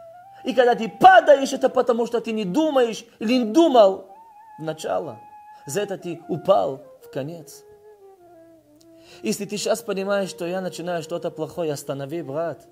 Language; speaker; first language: Russian; early bilingual, heritage; Russian